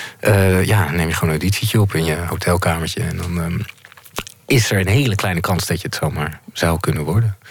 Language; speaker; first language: Dutch; native; Dutch